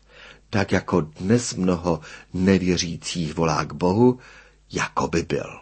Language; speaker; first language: Czech; native; Czech